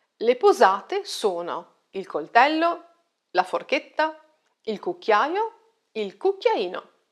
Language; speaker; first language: Italian; native; Italian